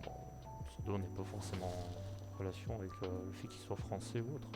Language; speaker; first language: French; native; French